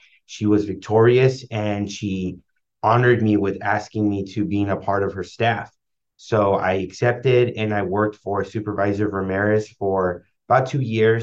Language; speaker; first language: English; early bilingual, other home language; Spanish